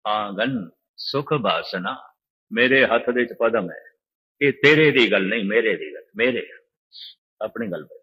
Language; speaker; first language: Hindi; non-native, local second language; Punjabi